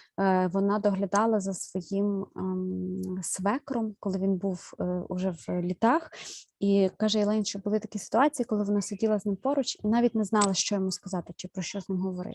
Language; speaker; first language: Ukrainian; native; Ukrainian